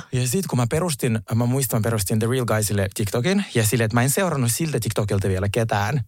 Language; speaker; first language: Finnish; non-native, fluent; Russian